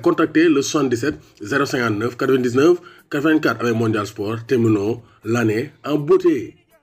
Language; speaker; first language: French; non-native, local second language; Wolof